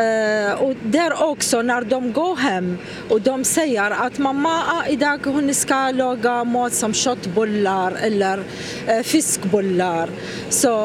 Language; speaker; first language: Swedish; non-native, learner; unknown